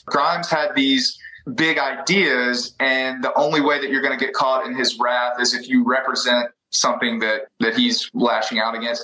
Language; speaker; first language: English; native; English